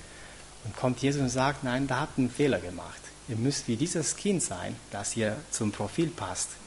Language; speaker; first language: German; non-native, fluent; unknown